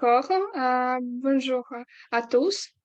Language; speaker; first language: French; non-native, learner; Ukrainian